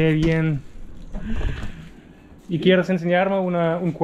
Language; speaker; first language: Spanish; non-native, learner; German